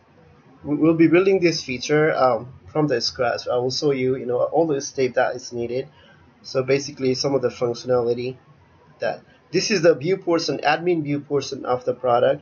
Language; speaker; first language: English; non-native, fluent; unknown